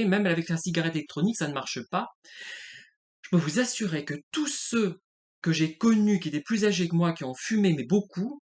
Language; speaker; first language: French; native; French